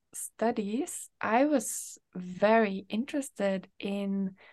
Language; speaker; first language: English; non-native, fluent; Norwegian